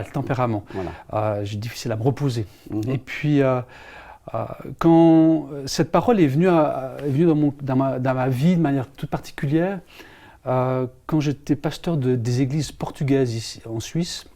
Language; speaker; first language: French; native; French